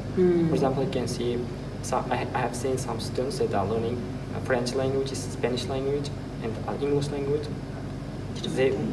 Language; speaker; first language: English; non-native, fluent; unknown